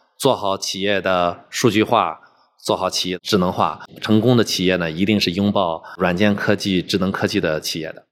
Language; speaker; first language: Chinese; native; Chinese